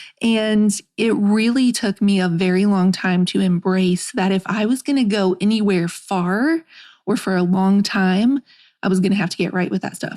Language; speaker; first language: English; native; English